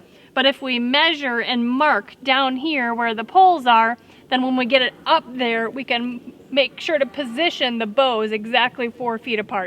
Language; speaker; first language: English; native; English